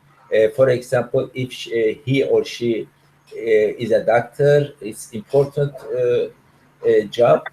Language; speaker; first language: English; non-native, learner; Turkish